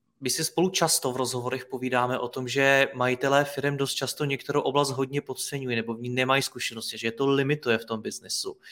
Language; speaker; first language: Czech; native; Czech